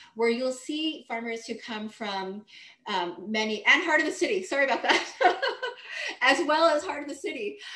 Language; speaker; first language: English; native; English